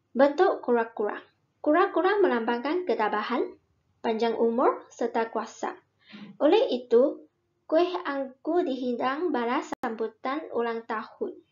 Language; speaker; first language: Malay; non-native, local second language; Min Nan Chinese